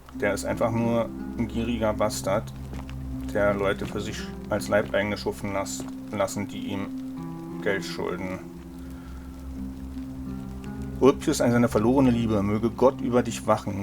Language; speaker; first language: German; native; German